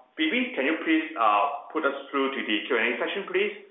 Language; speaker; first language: English; non-native, local second language; Chinese